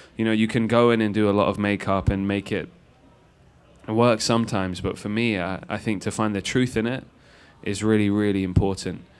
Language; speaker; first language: English; native; English